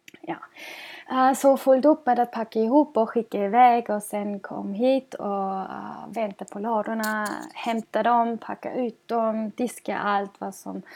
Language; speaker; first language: Swedish; non-native, fluent; German